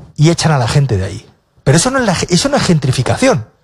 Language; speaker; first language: Spanish; native; Spanish